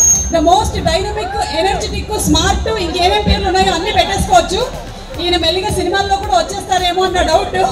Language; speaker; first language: Telugu; native; Telugu